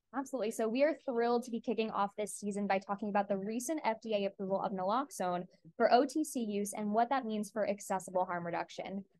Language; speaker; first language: English; native; English